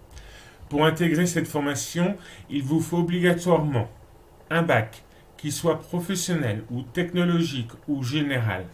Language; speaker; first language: French; native; French